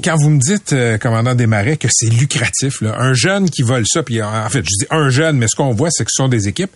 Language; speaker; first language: French; native; French